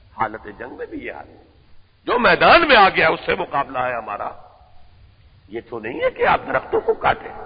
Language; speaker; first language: Urdu; native; Urdu